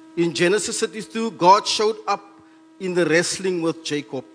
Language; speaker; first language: English; non-native, local second language; Afrikaans